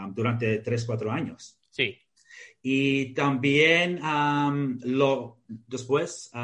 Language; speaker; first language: Spanish; non-native, fluent; English